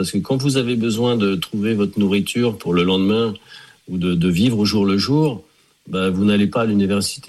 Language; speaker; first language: French; native; French